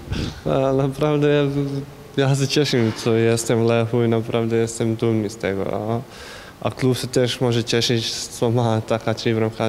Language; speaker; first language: Polish; non-native, learner; Bosnian